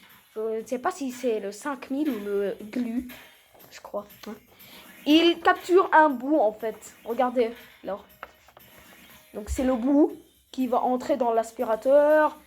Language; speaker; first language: French; native; French